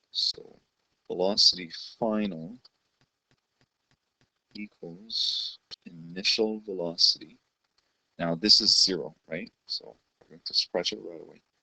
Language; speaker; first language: English; native; English